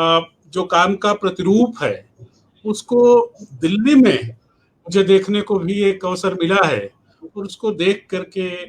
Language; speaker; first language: Hindi; native; Hindi